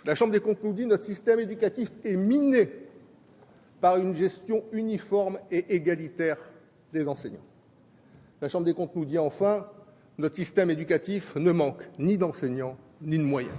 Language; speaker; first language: French; native; French